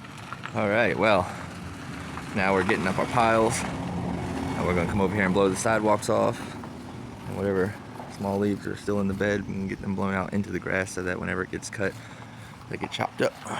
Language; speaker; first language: English; native; English